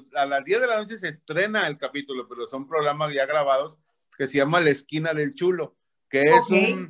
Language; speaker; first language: Spanish; native; Spanish